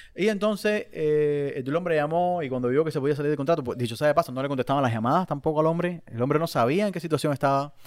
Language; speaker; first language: Spanish; native; Spanish